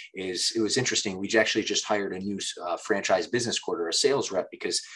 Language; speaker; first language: English; native; English